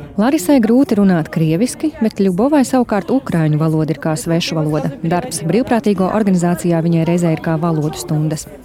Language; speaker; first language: Latvian; native; Latvian